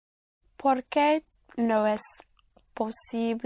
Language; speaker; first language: Spanish; non-native, learner; English